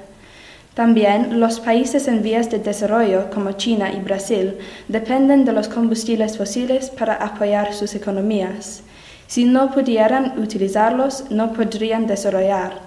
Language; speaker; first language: Spanish; non-native, learner; English